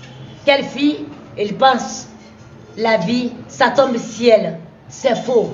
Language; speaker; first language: French; non-native, local second language; Susu